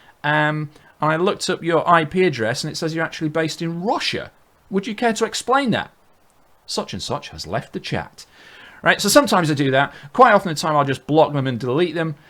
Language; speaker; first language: English; native; English